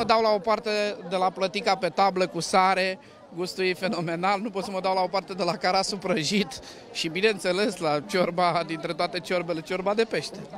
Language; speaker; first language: Romanian; native; Romanian